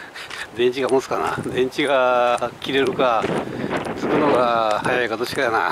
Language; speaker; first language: Japanese; native; Japanese